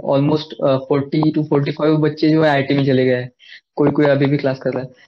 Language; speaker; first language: Hindi; non-native, local second language; Marathi